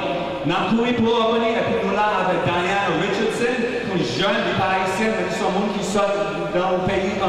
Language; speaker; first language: French; non-native, local second language; Haitian Creole